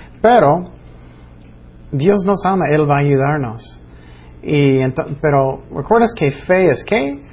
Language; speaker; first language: Spanish; non-native, fluent; English